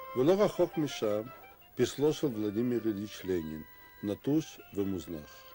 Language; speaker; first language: Hebrew; non-native, fluent; Russian